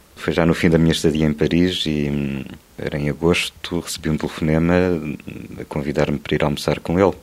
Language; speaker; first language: Portuguese; native; Portuguese